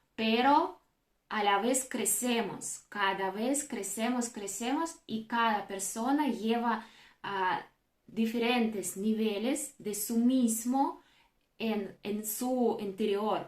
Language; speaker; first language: Spanish; non-native, fluent; Russian